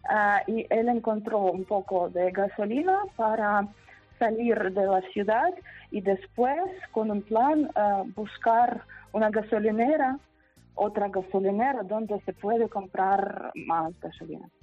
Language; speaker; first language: Spanish; non-native, fluent; Ukrainian